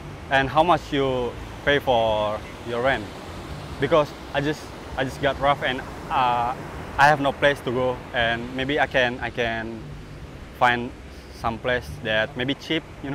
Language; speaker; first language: English; non-native, learner; Indonesian